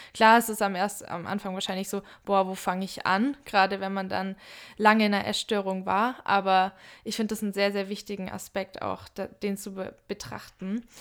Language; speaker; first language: German; native; German